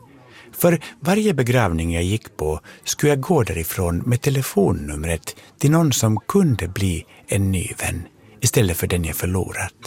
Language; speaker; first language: Swedish; native; Swedish